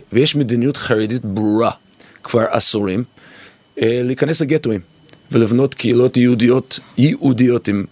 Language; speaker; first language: Hebrew; non-native, fluent; English